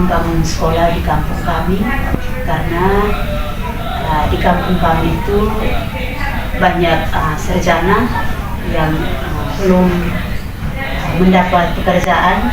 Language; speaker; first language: Indonesian; non-native, local second language; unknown